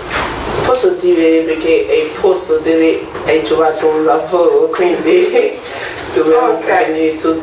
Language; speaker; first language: Italian; non-native, learner; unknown